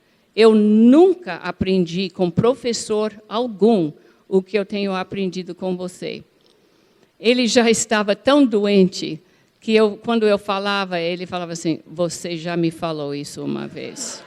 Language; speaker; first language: Portuguese; non-native, fluent; English